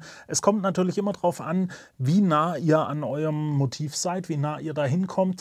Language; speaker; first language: German; native; German